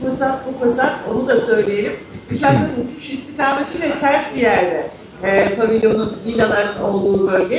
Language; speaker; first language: Turkish; native; Turkish